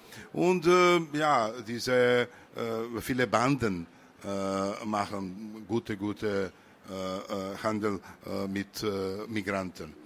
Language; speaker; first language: German; non-native, learner; Serbian